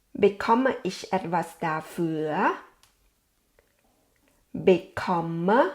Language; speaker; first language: German; non-native, fluent; Thai